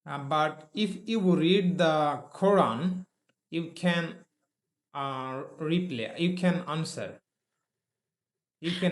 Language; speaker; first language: English; non-native, learner; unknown